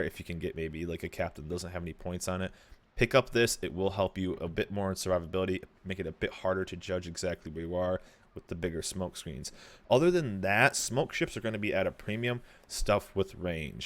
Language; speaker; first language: English; native; English